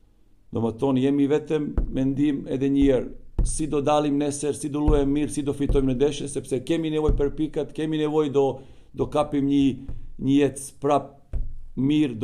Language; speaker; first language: Albanian; non-native, learner; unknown